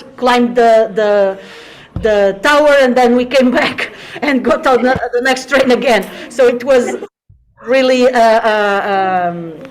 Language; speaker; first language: English; non-native, fluent; Portuguese